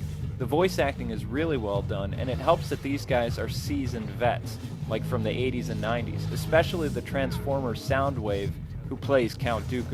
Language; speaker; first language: English; native; English